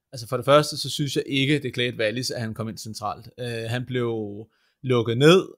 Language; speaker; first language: Danish; native; Danish